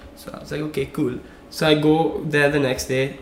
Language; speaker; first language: English; non-native, local second language; Hindi